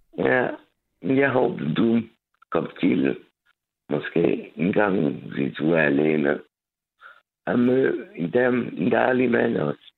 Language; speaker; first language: Danish; non-native, fluent; French